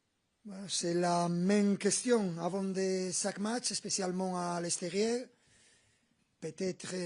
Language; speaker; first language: French; non-native, fluent; Spanish